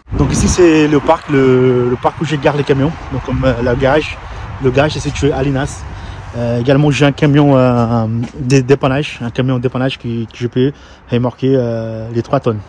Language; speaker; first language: French; non-native, fluent; Portuguese